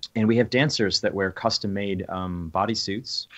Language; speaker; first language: English; native; English